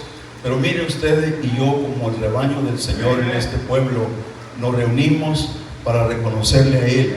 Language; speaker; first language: Spanish; native; Spanish